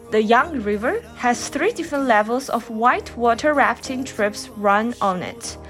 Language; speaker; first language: English; non-native, fluent; Chinese